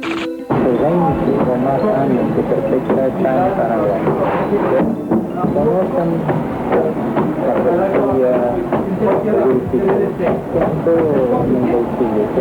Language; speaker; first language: Spanish; non-native, learner; Portuguese